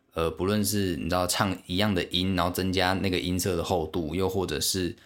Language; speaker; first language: Chinese; non-native, local second language; Min Nan Chinese